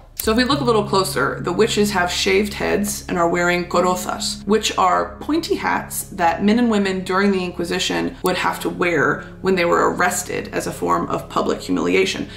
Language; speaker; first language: English; native; English